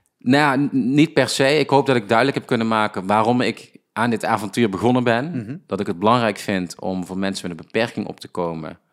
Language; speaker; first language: Dutch; native; Dutch